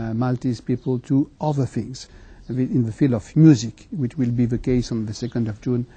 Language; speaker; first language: English; non-native, fluent; French